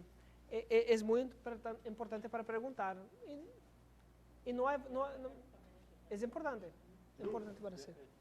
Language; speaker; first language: Spanish; non-native, learner; English